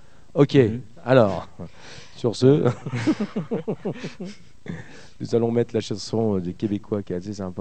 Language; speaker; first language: French; native; French